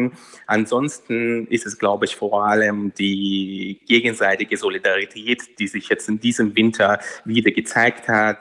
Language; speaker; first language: German; non-native, fluent; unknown